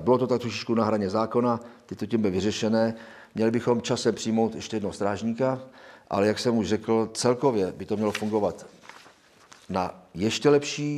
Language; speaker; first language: Czech; native; Czech